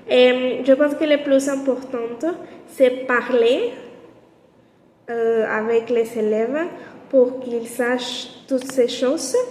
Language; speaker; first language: French; non-native, learner; Spanish